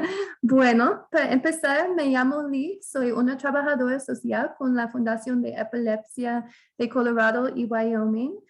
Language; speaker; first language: Spanish; non-native, fluent; English